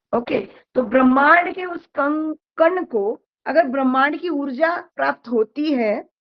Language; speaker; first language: Hindi; non-native, local second language; Marathi